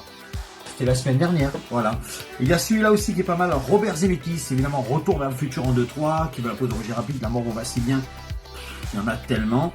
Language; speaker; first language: French; native; French